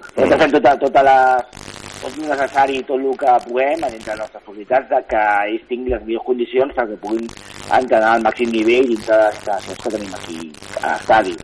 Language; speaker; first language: Catalan; native; Catalan